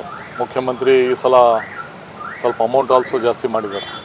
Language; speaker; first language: Kannada; non-native, local second language; Urdu